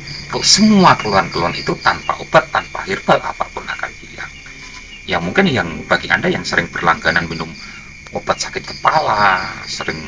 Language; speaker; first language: Indonesian; non-native, local second language; Javanese